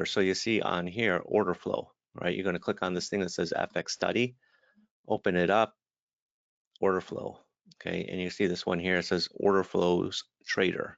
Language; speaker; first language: English; native; English